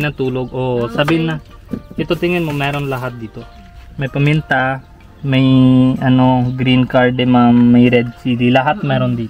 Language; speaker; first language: Filipino; non-native, learner; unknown